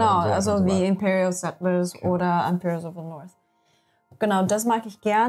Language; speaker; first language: German; non-native, learner; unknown